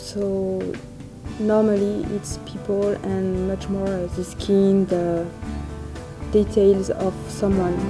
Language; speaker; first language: English; non-native, learner; French